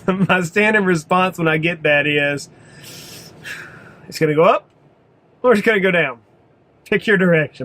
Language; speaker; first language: English; native; English